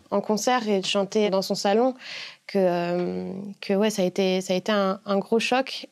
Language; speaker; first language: French; native; French